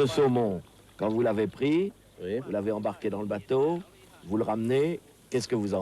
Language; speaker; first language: French; native; French